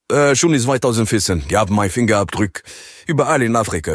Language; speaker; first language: German; non-native, learner; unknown